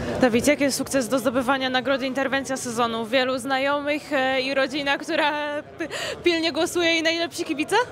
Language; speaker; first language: Polish; native; Polish